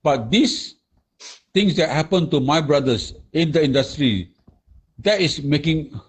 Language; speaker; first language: English; non-native, local second language; Malay